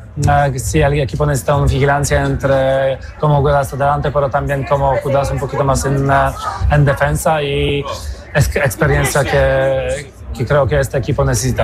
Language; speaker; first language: Spanish; non-native, fluent; Polish